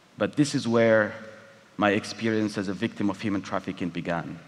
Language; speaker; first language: English; non-native, fluent; Tigrinya